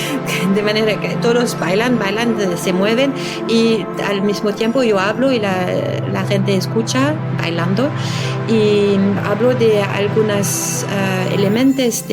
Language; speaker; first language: Spanish; non-native, fluent; French